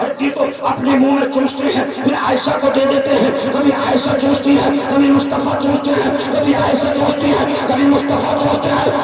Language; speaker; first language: Urdu; native; Urdu